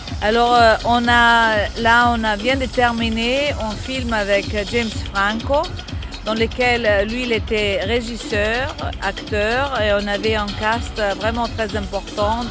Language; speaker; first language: French; non-native, fluent; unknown